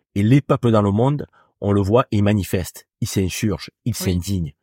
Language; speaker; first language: French; native; French